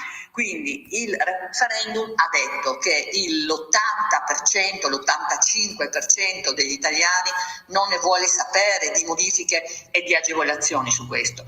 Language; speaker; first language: Italian; native; Italian